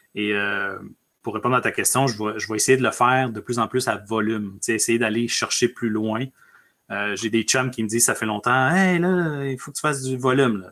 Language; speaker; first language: French; early bilingual, other home language; Spanish